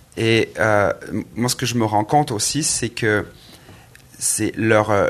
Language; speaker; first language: French; native; French